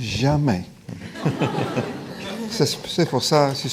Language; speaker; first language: French; non-native, fluent; English